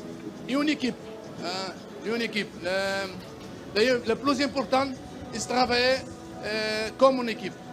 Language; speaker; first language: French; non-native, learner; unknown